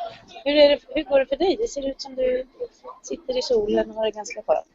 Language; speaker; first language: Swedish; native; Swedish